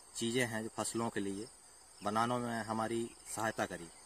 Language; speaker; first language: Hindi; native; Hindi